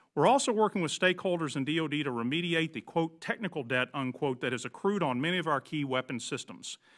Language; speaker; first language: English; native; English